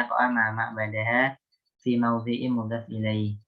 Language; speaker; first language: Arabic; non-native, learner; Indonesian